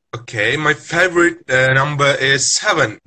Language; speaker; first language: English; non-native, learner; Turkish